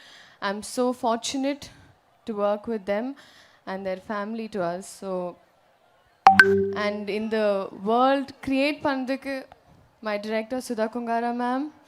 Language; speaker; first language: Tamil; non-native, learner; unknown